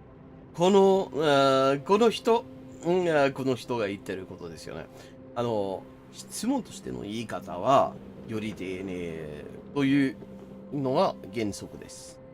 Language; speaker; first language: Japanese; non-native, fluent; English